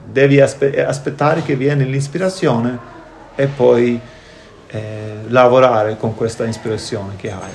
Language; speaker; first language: Italian; non-native, fluent; Norwegian